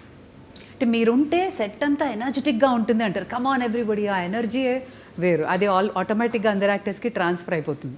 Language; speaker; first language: Telugu; native; Telugu